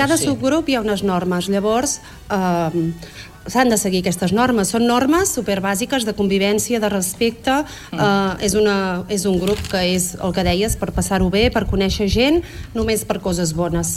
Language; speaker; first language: Catalan; native; Catalan